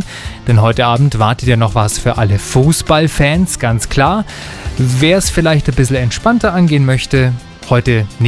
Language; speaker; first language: German; native; German